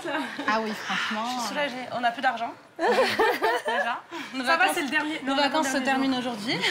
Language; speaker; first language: French; native; French